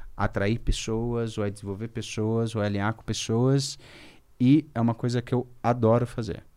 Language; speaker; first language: Portuguese; native; Portuguese